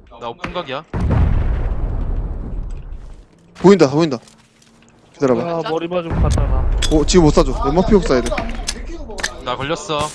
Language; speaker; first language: Korean; native; Korean